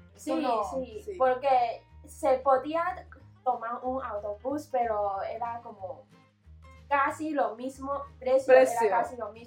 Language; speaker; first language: Spanish; non-native, learner; Chinese